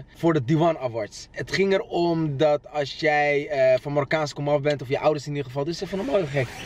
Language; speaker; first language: Dutch; native; Dutch